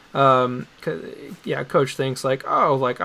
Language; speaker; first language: English; native; English